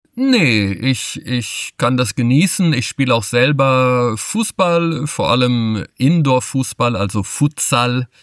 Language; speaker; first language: German; early bilingual, other home language; Portuguese